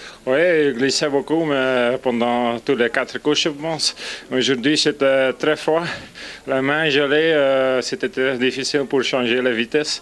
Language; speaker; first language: French; non-native, fluent; Dutch